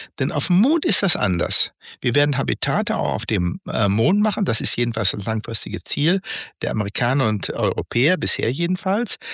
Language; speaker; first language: German; native; German